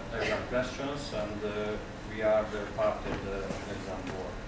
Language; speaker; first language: English; non-native, learner; Hungarian